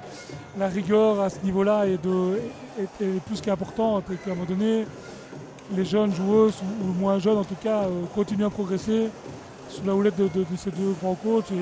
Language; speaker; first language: French; native; French